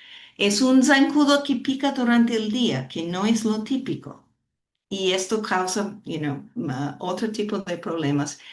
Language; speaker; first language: Spanish; non-native, fluent; English